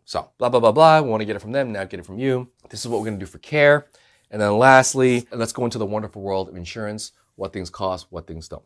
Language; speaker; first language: English; native; English